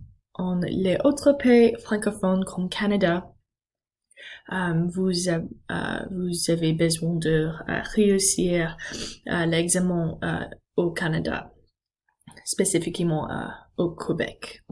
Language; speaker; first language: French; non-native, learner; English